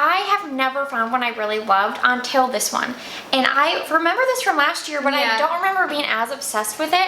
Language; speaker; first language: English; native; English